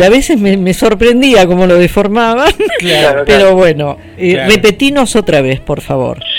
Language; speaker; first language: Spanish; native; Spanish